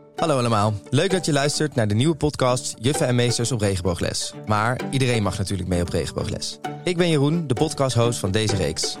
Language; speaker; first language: Dutch; native; Dutch